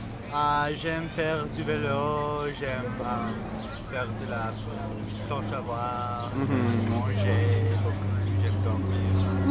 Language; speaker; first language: French; non-native, learner; English